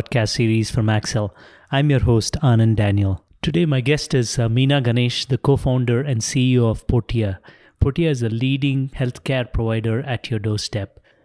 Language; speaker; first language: English; non-native, local second language; Tamil